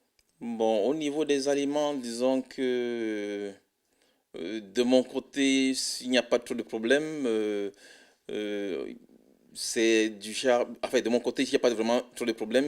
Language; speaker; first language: French; non-native, fluent; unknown